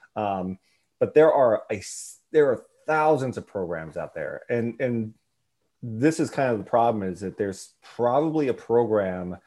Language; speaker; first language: English; native; English